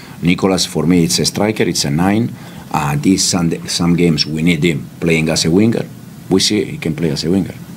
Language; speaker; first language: English; non-native, fluent; Italian